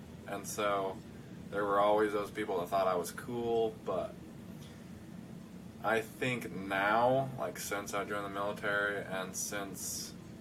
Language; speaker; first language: English; native; English